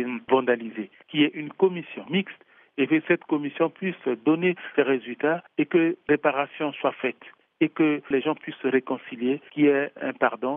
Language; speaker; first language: French; non-native, local second language; Sango